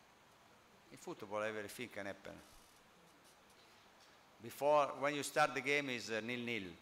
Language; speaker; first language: English; non-native, fluent; Italian